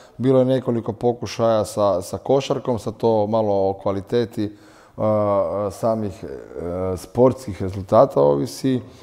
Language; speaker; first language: Croatian; native; Croatian